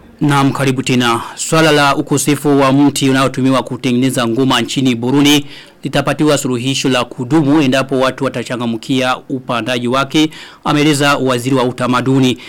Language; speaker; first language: Swahili; non-native, local second language; Rundi